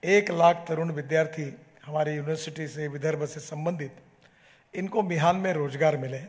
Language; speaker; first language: Hindi; non-native, local second language; Marathi